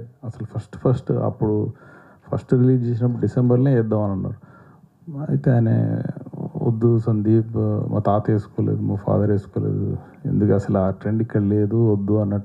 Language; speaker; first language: Telugu; native; Telugu